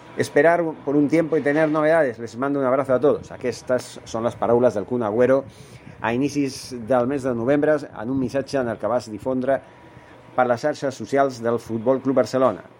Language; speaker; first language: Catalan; non-native, local second language; Spanish